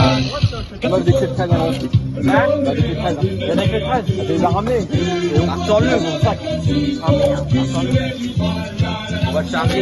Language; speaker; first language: French; native; French